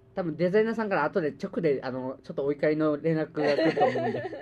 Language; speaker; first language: Japanese; native; Japanese